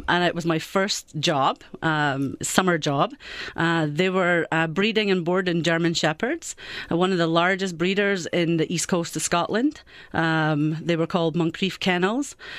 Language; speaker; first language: English; native; English